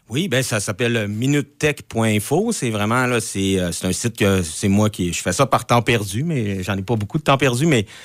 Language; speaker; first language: French; native; French